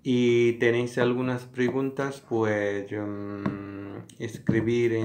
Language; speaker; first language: Spanish; non-native, learner; Hindi